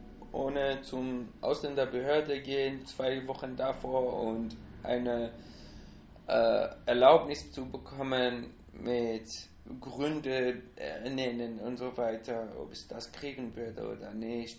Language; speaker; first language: German; non-native, fluent; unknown